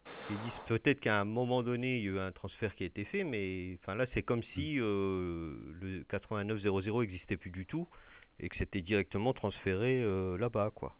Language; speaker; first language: French; native; French